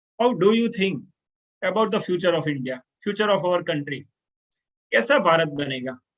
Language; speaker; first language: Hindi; non-native, local second language; Gujarati